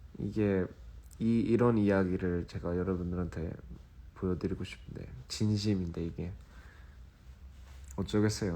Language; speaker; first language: Korean; early bilingual, heritage; English